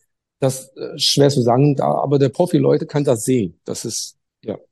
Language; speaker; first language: German; non-native, learner; Chinese